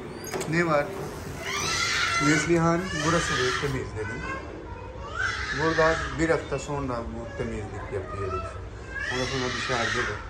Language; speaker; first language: Turkish; non-native, learner; Urdu